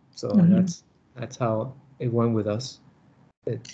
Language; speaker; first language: English; early bilingual, other home language; Lao